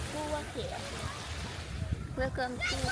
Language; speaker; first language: Korean; non-native, learner; Vietnamese